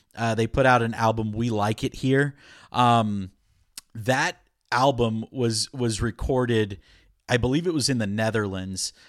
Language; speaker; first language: English; early bilingual, other home language; Spanish